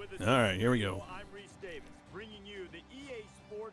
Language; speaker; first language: English; native; English